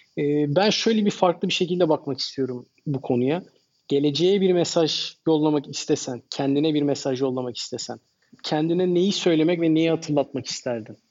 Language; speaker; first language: Turkish; native; Turkish